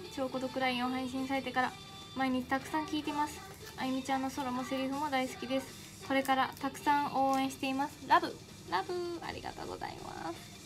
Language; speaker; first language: Japanese; native; Japanese